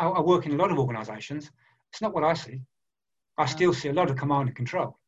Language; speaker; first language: English; native; English